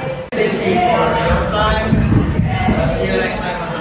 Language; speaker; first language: English; non-native, local second language; Javanese